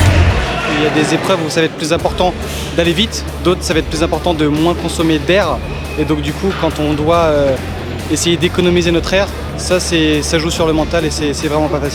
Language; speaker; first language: French; native; French